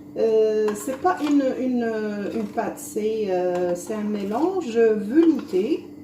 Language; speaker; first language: French; non-native, local second language; Arabic